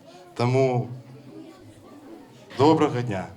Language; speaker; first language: Belarusian; non-native, local second language; Russian